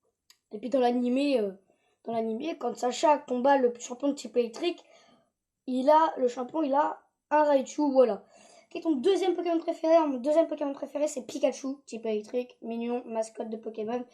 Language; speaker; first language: French; native; French